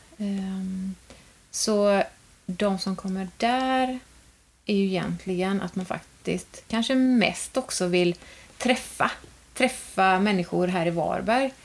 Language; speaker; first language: Swedish; native; Swedish